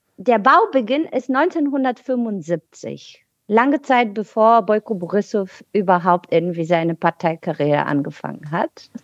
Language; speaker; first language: German; non-native, fluent; Bulgarian